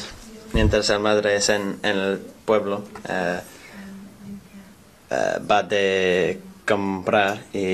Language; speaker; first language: Spanish; non-native, learner; English